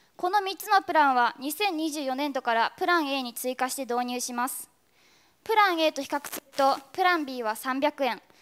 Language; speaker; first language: Japanese; native; Japanese